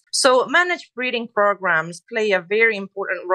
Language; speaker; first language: English; non-native, fluent; Spanish